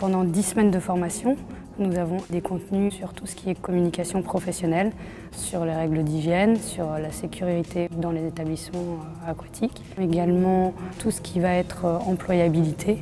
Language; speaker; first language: French; native; French